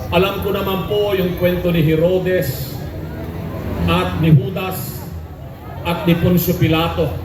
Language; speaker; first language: Filipino; non-native, local second language; Iloko